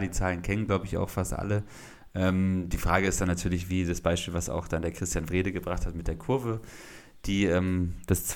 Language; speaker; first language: German; native; German